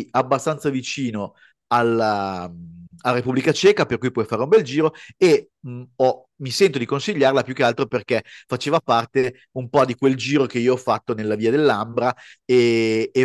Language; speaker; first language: Italian; native; Italian